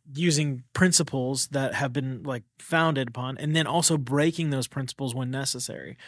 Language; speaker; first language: English; native; English